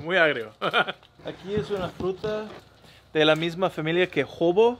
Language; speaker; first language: Spanish; non-native, learner; English